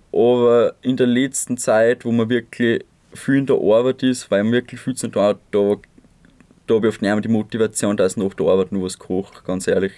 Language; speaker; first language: German; native; German